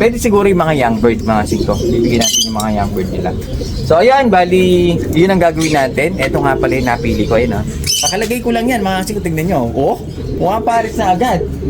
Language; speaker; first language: Filipino; native; Filipino